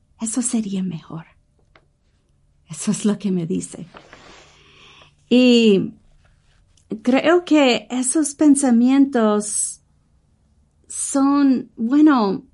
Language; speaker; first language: Spanish; non-native, learner; English